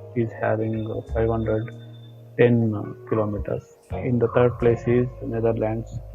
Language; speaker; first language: English; non-native, local second language; Kannada